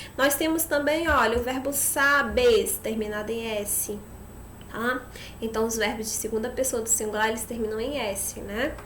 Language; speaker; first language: Portuguese; native; Portuguese